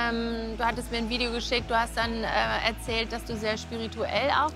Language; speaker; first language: German; native; German